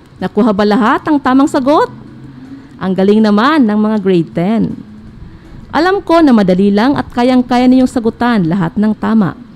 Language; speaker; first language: Filipino; non-native, local second language; Bikol